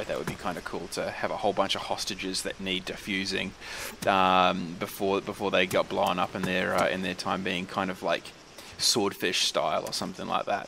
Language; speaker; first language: English; native; English